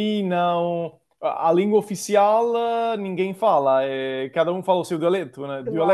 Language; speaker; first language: Portuguese; non-native, fluent; Italian